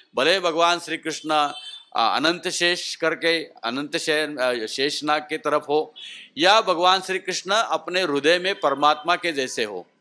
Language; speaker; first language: Hindi; non-native, local second language; Marathi